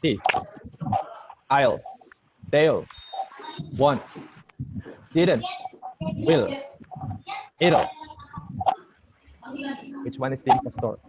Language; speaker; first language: English; non-native, fluent; Indonesian